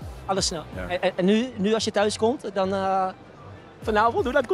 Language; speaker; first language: Dutch; native; Dutch